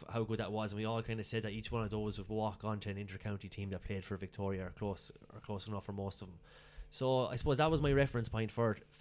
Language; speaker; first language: English; native; English